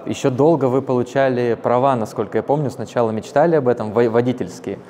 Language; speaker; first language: Russian; native; Russian